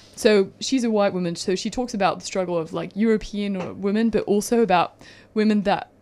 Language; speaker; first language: English; non-native, fluent; French